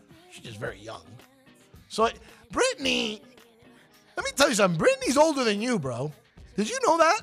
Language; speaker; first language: English; early bilingual, other home language; Spanish